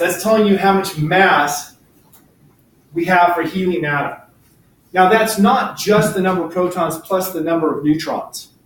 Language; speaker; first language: English; native; English